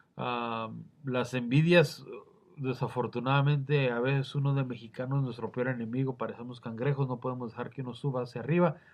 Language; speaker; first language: Spanish; early bilingual, heritage; Spanish